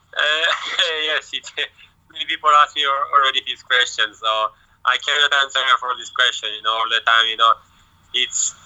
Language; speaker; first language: English; non-native, learner; French